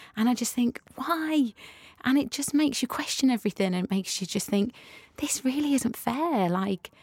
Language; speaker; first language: English; native; English